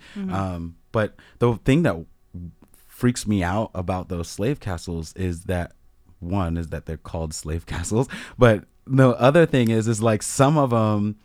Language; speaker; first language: English; native; English